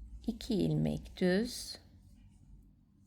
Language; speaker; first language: Turkish; native; Turkish